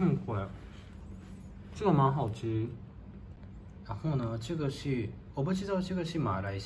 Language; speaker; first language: Chinese; non-native, fluent; Japanese